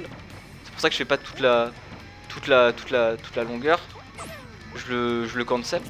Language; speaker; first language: French; native; French